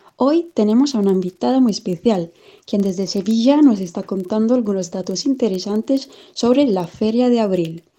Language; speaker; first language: Spanish; non-native, fluent; Italian